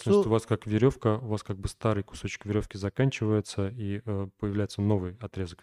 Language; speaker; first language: Russian; native; Russian